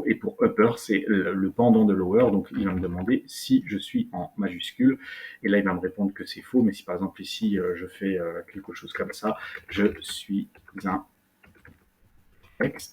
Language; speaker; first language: French; native; French